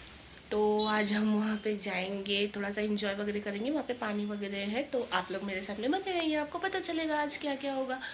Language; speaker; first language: Hindi; native; Hindi